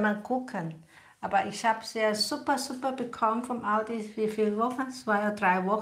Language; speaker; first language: German; non-native, learner; Thai